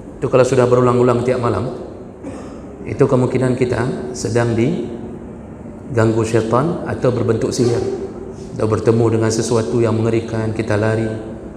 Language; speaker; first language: Malay; non-native, local second language; Achinese